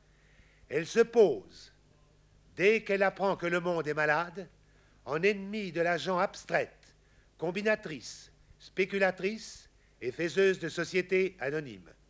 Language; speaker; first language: French; native; French